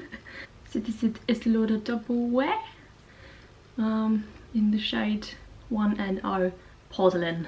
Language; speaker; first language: French; non-native, learner; Norwegian